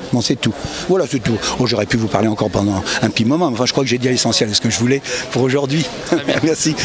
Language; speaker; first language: French; native; French